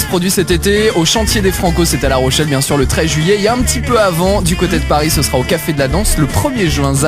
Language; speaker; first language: French; native; French